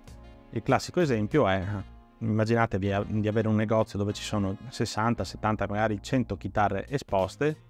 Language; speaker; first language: Italian; native; Italian